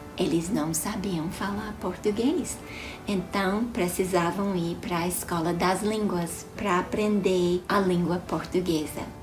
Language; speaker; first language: Portuguese; non-native, fluent; English